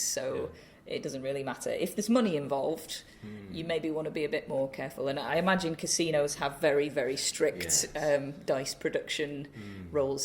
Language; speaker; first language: English; native; English